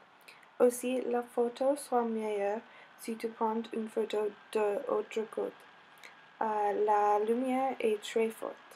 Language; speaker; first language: French; non-native, learner; English